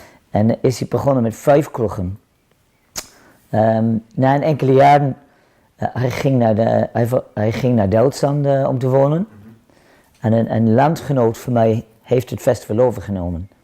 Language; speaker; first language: Dutch; non-native, fluent; English